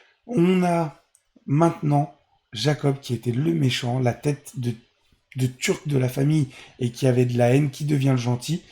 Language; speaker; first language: French; native; French